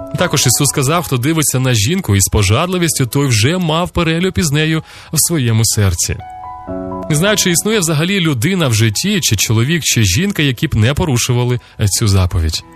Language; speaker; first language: Ukrainian; native; Ukrainian